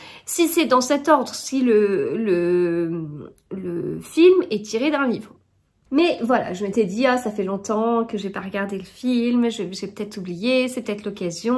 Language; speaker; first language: French; native; French